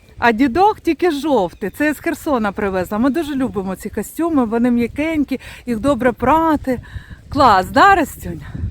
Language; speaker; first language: Ukrainian; non-native, local second language; Russian